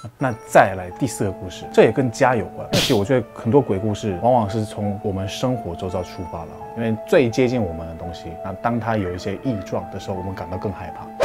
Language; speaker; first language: Chinese; non-native, fluent; Korean